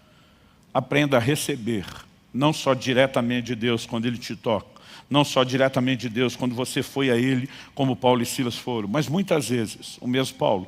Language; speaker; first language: Portuguese; native; Portuguese